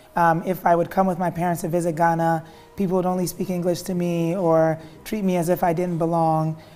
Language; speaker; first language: English; early bilingual, other home language; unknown